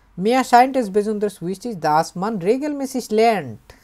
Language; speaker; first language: German; non-native, fluent; Bangla